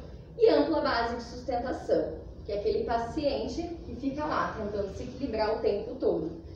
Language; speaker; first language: Portuguese; native; Portuguese